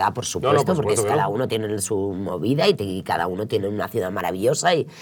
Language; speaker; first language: Spanish; non-native, local second language; Catalan